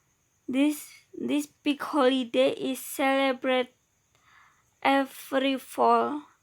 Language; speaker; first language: English; non-native, learner; Indonesian